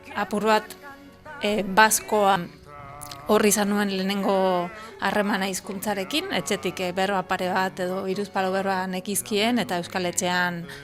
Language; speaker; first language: Basque; non-native, fluent; Spanish